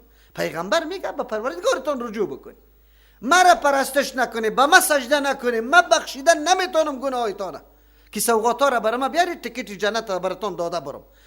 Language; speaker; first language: Persian; native; Persian